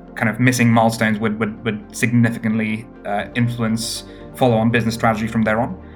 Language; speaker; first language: English; native; English